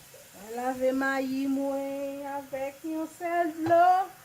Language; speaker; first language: French; non-native, local second language; Haitian Creole